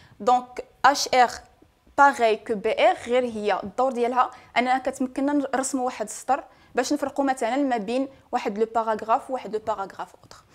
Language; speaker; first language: French; non-native, local second language; Arabic